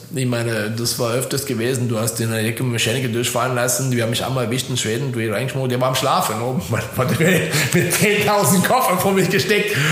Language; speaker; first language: German; non-native, fluent; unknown